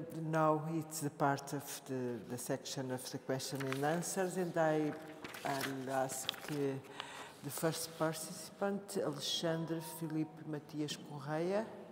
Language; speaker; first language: English; non-native, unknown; Portuguese